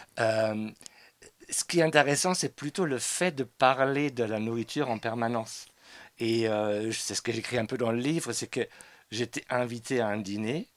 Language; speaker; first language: French; non-native, fluent; German